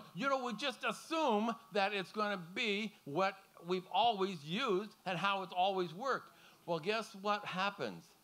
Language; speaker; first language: English; native; English